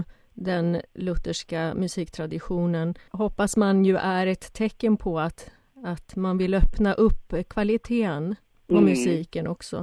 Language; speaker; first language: Swedish; native; Swedish